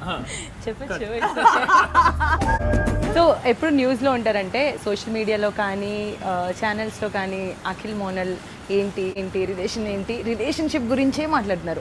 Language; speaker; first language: Telugu; native; Telugu